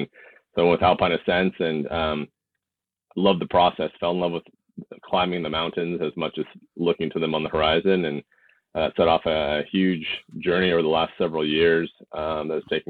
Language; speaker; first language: English; native; English